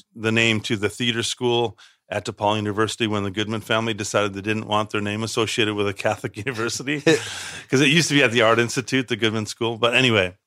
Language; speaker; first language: English; native; English